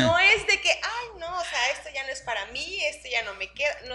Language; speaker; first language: Spanish; native; Spanish